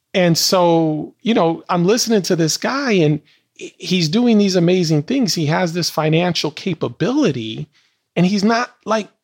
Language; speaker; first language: English; native; English